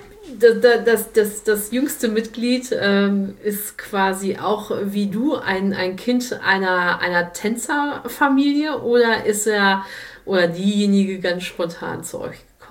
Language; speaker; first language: German; native; German